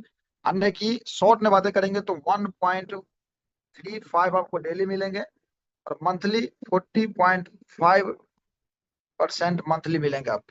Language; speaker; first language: Hindi; native; Hindi